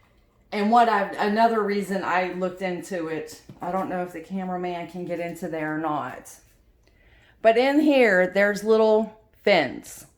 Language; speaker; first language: English; native; English